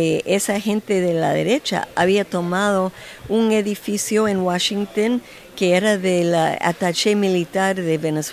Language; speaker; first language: Spanish; non-native, fluent; English